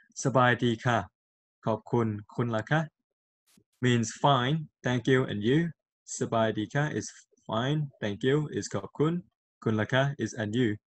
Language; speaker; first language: English; non-native, fluent; Thai